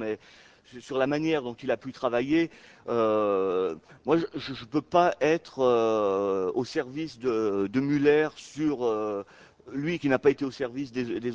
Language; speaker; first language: French; native; French